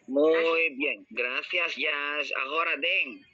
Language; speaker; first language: Spanish; non-native, learner; Filipino